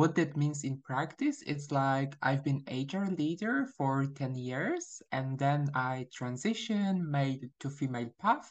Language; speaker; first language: English; non-native, fluent; Polish